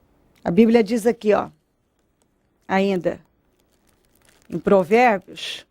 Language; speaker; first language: Portuguese; native; Portuguese